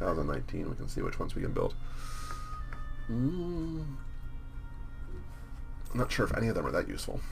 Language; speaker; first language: English; native; English